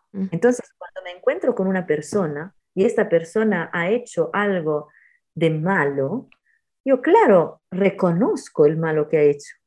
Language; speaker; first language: Spanish; non-native, fluent; Italian